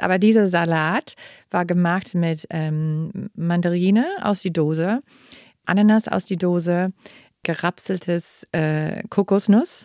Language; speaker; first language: German; non-native, fluent; English